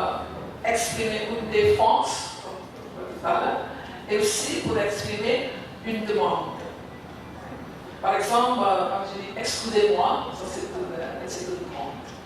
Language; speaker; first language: French; non-native, fluent; Indonesian